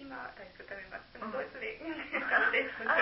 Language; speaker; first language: Japanese; non-native, learner; German